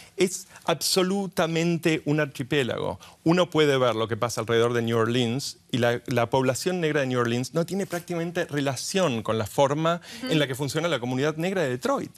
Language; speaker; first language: Spanish; native; Spanish